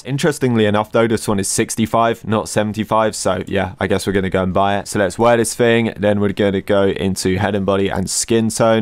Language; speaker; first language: English; native; English